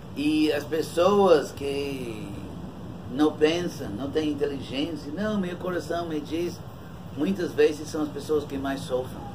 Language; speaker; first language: Portuguese; non-native, fluent; English